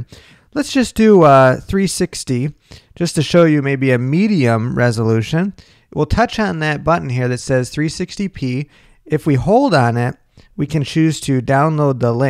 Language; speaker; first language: English; native; English